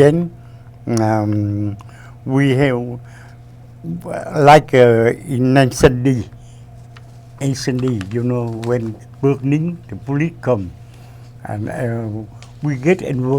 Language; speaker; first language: English; non-native, learner; Vietnamese